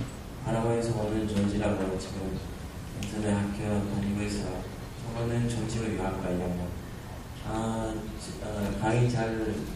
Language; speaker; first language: Korean; non-native, learner; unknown